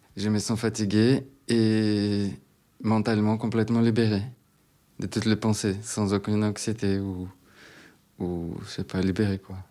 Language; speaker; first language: French; non-native, fluent; Portuguese